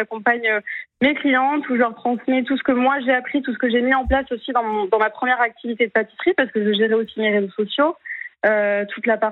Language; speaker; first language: French; native; French